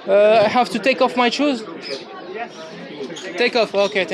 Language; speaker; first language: English; non-native, learner; French